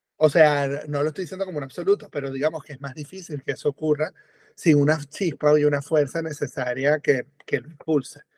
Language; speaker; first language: Spanish; native; Spanish